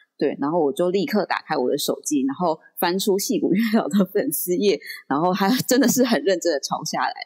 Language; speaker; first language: Chinese; early bilingual, heritage; Chinese